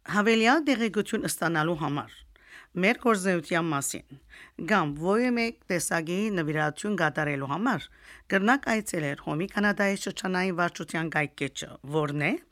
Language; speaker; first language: Armenian; early bilingual, heritage; Armenian